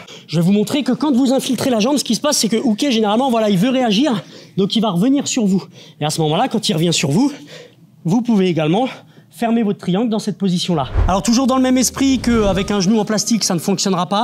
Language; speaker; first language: French; native; French